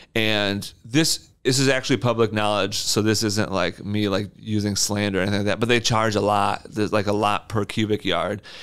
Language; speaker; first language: English; native; English